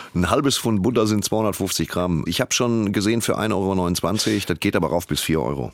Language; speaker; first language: German; native; German